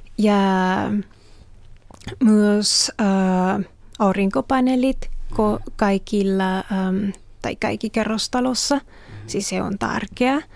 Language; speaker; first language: Finnish; non-native, learner; Spanish